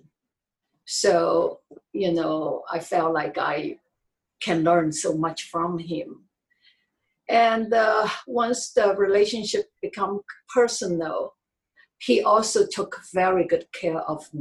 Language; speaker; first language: English; non-native, fluent; Chinese